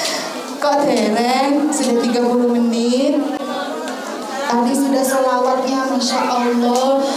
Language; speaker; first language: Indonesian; non-native, local second language; Javanese